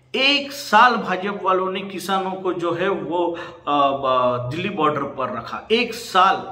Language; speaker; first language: Hindi; non-native, local second language; Marathi